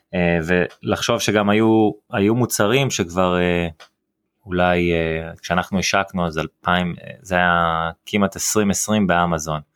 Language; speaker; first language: Hebrew; early bilingual, heritage; Hebrew